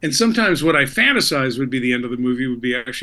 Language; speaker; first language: English; native; English